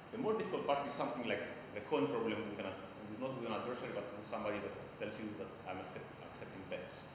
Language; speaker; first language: English; non-native, fluent; Greek